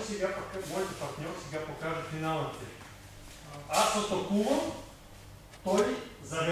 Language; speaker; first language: Bulgarian; non-native, learner; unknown